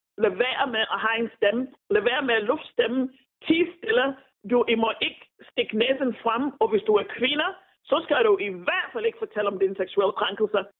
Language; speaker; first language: Danish; non-native, fluent; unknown